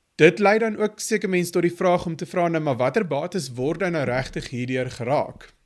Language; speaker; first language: Afrikaans; native; Afrikaans